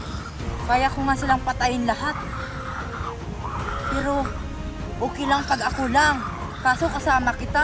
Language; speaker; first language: Filipino; native; Filipino